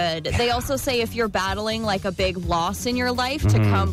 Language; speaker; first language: English; native; English